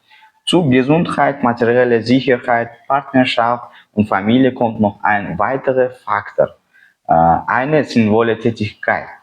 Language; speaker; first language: German; non-native, fluent; Uzbek